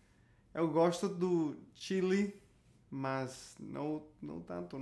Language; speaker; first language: Portuguese; non-native, learner; Spanish